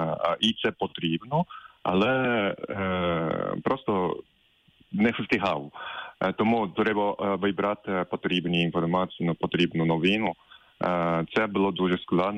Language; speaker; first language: Ukrainian; non-native, fluent; Japanese